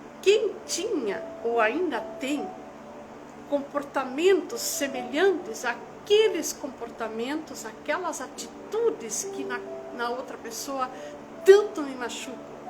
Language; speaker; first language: Portuguese; non-native, local second language; German